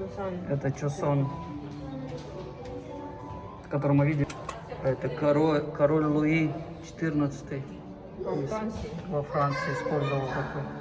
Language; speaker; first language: Russian; native; Russian